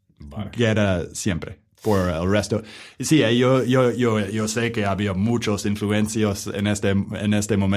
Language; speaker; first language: Spanish; non-native, learner; English